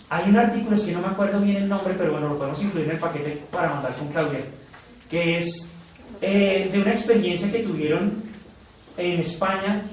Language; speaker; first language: Spanish; native; Spanish